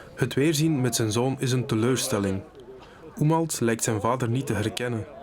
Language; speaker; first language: Dutch; native; Dutch